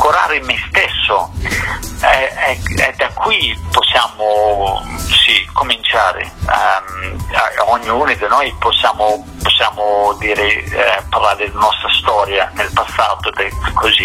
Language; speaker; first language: Italian; non-native, fluent; English